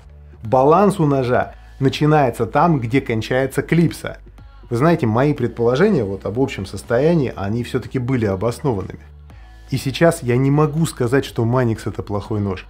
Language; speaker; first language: Russian; native; Russian